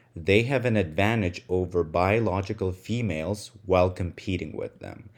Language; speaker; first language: English; non-native, fluent; Russian